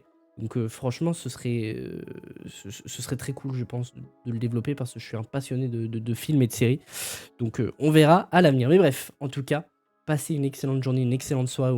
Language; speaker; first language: French; native; French